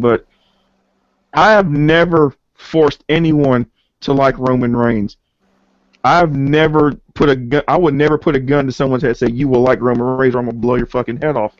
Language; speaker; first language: English; native; English